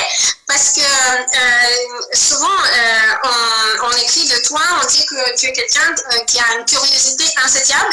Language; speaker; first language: French; non-native, fluent; Azerbaijani